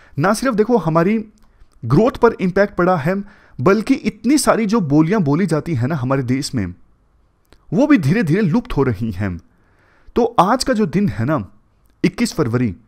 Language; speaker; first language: Hindi; native; Hindi